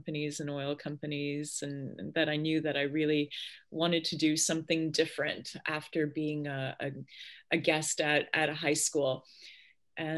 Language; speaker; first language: English; early bilingual, other home language; Polish